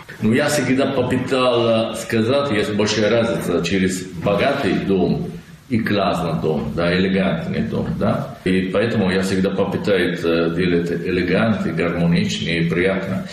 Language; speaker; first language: Russian; non-native, learner; Italian